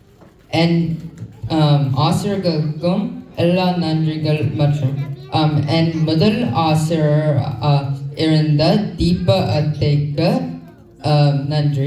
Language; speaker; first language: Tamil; early bilingual, heritage; English